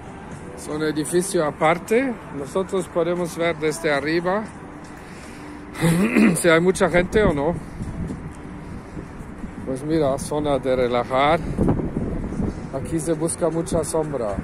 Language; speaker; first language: Spanish; non-native, fluent; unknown